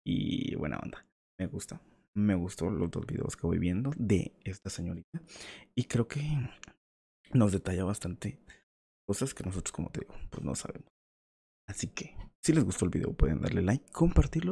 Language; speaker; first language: Spanish; native; Spanish